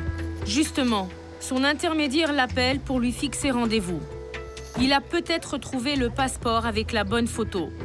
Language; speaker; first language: French; native; French